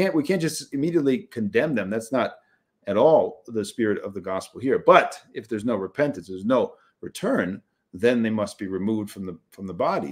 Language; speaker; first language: English; native; English